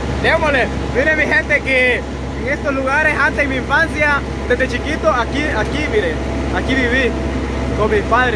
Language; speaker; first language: Spanish; native; Spanish